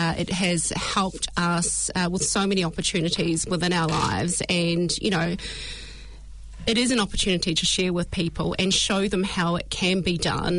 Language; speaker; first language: English; native; English